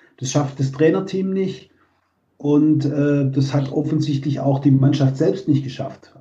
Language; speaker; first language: German; native; German